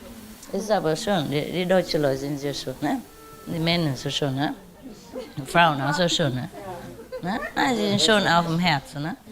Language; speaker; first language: German; non-native, learner; Vietnamese